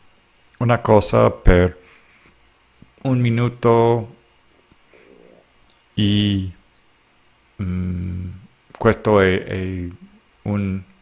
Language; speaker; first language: Italian; non-native, learner; English